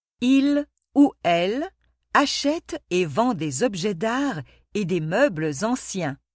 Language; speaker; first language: French; non-native, local second language; Arabic